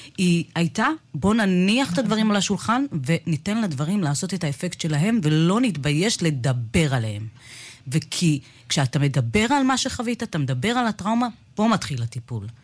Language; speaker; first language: Hebrew; early bilingual, other home language; Amharic